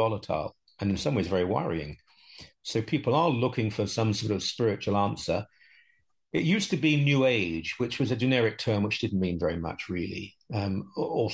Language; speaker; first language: English; native; English